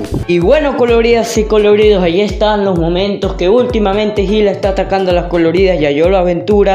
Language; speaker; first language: Spanish; native; Spanish